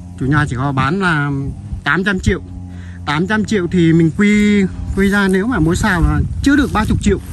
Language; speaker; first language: Vietnamese; non-native, local second language; Tày